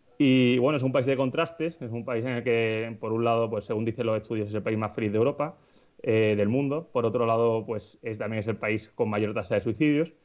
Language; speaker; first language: Spanish; native; Spanish